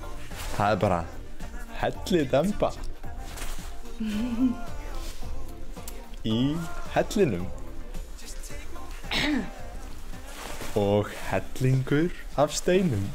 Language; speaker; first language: Icelandic; native; Icelandic